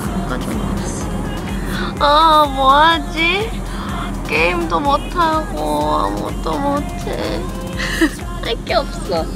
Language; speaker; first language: Korean; non-native, fluent; Thai